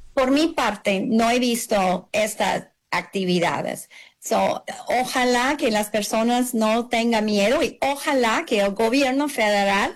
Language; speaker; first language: Spanish; early bilingual, heritage; English